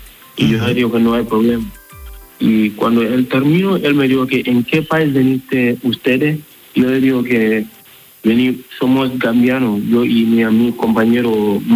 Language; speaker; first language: Spanish; non-native, learner; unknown